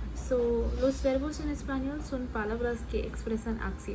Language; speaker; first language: Spanish; non-native, fluent; Hindi